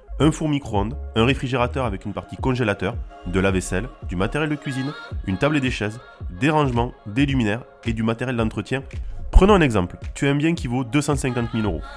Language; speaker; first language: French; native; French